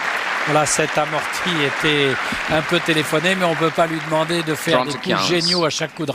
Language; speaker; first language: French; native; French